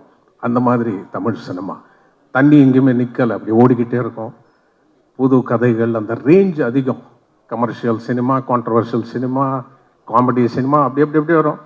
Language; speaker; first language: Tamil; non-native, local second language; Telugu